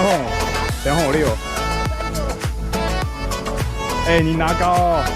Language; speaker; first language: Chinese; native; Chinese